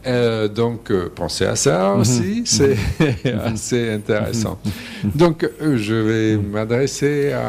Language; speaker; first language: French; non-native, fluent; Serbian